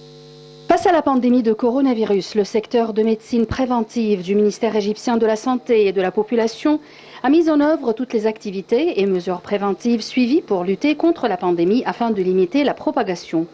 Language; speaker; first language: French; non-native, fluent; Arabic